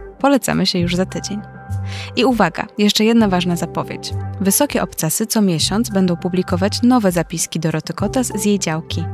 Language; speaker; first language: Polish; native; Polish